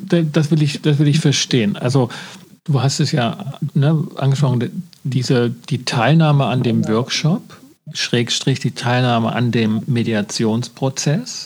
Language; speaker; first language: German; native; German